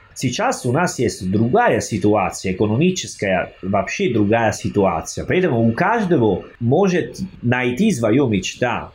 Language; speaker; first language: Russian; non-native, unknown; Italian